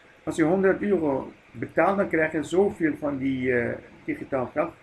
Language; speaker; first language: Dutch; non-native, fluent; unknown